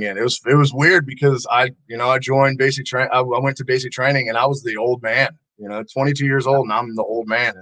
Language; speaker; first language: English; native; English